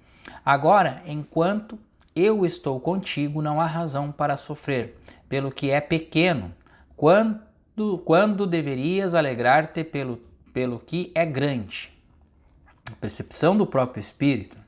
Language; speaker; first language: Portuguese; native; Portuguese